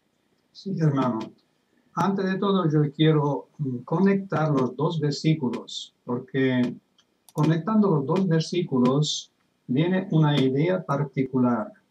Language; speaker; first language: Spanish; non-native, fluent; Italian